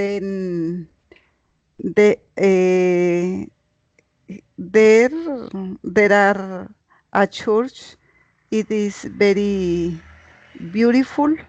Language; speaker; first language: English; non-native, learner; Spanish